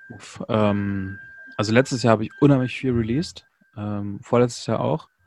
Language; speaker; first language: German; native; German